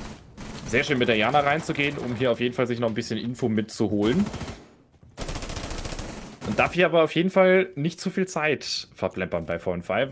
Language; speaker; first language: German; native; German